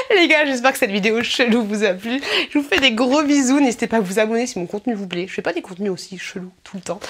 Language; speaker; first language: French; native; French